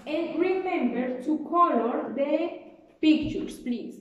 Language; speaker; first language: English; non-native, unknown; Spanish